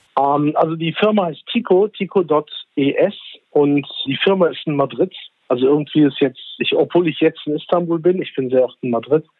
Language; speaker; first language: German; early bilingual, other home language; Turkish